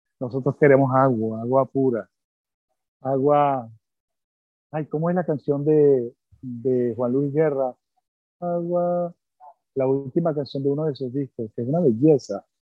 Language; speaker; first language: Spanish; early bilingual, other home language; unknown